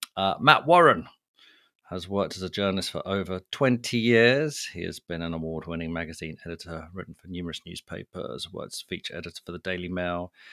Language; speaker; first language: English; native; English